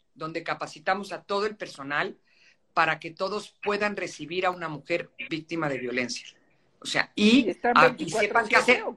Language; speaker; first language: Spanish; native; Spanish